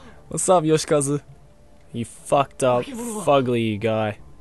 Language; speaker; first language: English; early bilingual, other home language; Japanese